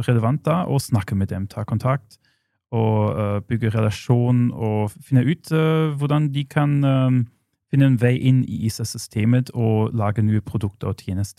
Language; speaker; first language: Norwegian; non-native, fluent; German